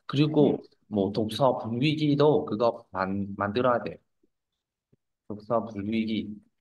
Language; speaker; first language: Korean; non-native, fluent; Vietnamese